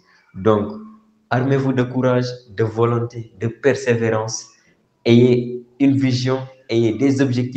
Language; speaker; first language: French; non-native, local second language; Wolof